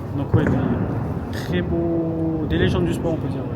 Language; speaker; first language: French; non-native, fluent; Russian